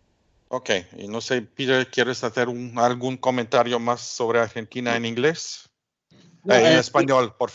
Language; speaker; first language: Spanish; non-native, fluent; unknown